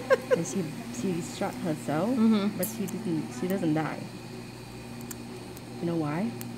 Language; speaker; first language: English; non-native, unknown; Vietnamese